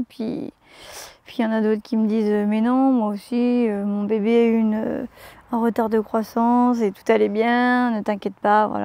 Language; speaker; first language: French; native; French